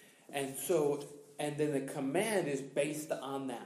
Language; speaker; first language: English; native; English